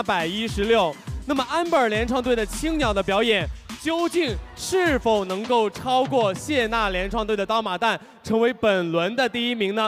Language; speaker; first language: Chinese; native; Chinese